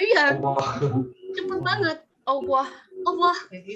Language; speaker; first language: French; non-native, fluent; Indonesian